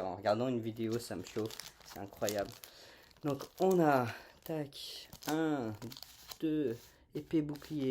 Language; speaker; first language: French; native; French